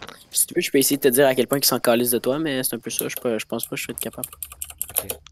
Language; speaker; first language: French; native; French